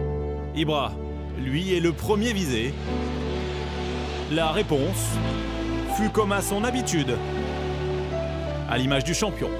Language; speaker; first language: French; native; French